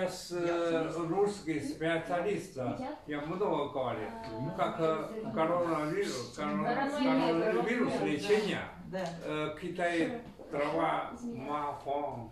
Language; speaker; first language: Russian; non-native, learner; Chinese